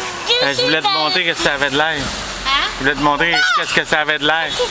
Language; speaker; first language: French; native; French